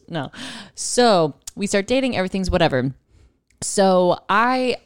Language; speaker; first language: English; native; English